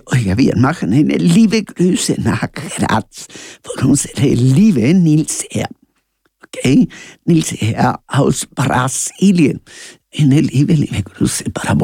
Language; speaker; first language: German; non-native, learner; Spanish